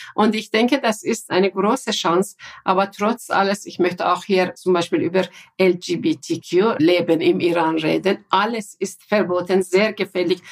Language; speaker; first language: German; non-native, fluent; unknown